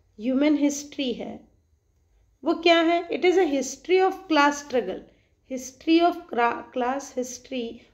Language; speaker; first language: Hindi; non-native, local second language; Marathi